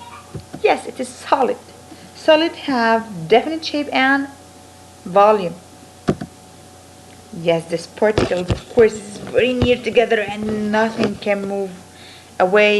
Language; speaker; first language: English; non-native, fluent; Arabic